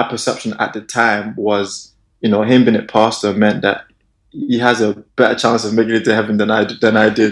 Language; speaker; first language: English; non-native, local second language; Yoruba